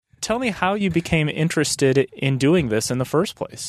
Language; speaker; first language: English; native; English